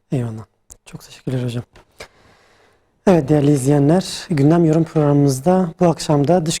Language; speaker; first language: Turkish; native; Turkish